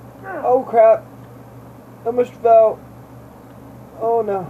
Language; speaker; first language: English; native; English